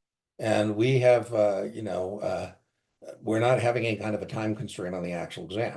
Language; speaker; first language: English; native; English